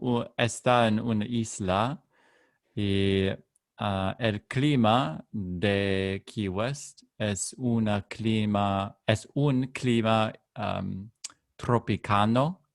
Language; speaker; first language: Spanish; non-native, learner; English